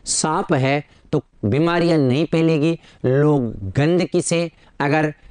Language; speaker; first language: Hindi; native; Hindi